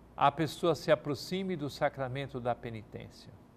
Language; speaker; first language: Portuguese; native; Portuguese